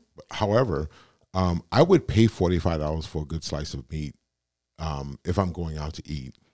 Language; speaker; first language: English; native; English